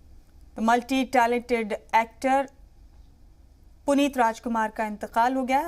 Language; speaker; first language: Hindi; native; Hindi